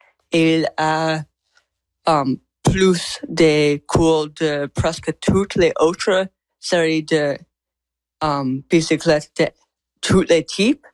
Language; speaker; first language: French; non-native, learner; English